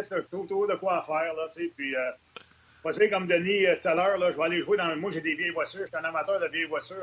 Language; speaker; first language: French; native; French